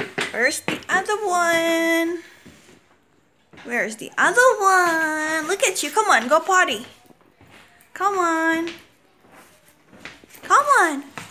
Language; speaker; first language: English; non-native, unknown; Indonesian